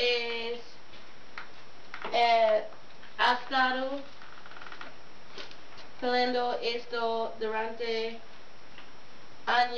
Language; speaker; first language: Spanish; non-native, learner; English